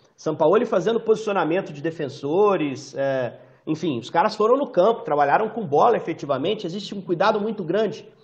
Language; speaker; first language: Portuguese; native; Portuguese